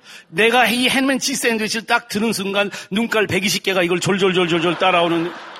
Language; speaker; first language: Korean; early bilingual, heritage; Korean